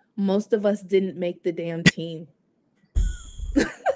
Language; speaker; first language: English; native; English